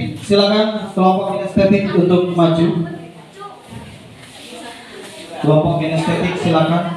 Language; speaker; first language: Indonesian; native; Indonesian